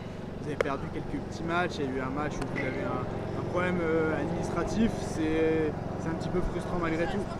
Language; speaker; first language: French; native; French